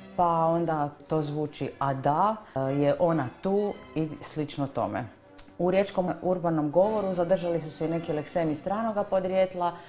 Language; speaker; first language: Croatian; native; Croatian